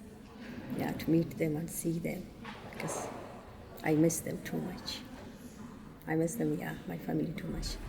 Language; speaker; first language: English; non-native, learner; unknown